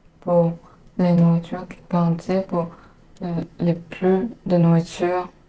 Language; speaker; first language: French; non-native, learner; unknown